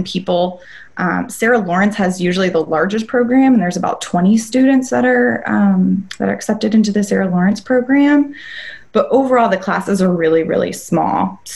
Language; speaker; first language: English; native; English